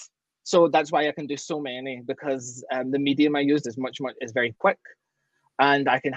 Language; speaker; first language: English; native; English